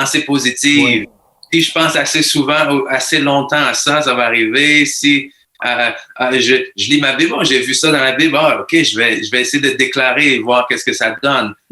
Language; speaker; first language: French; native; French